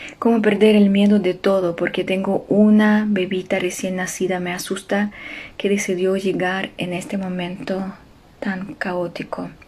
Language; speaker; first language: Spanish; non-native, fluent; Ukrainian